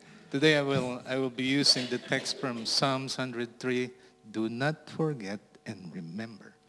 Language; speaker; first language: English; non-native, local second language; Filipino